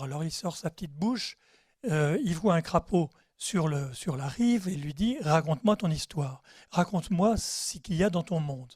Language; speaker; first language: French; native; French